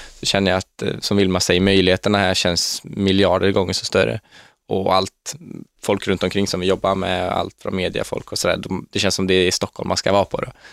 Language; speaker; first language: Swedish; native; Swedish